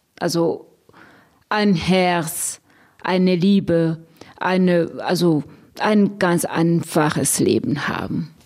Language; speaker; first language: German; non-native, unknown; Rundi